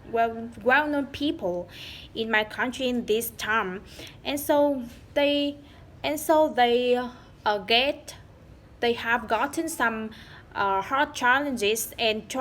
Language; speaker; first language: English; non-native, learner; Vietnamese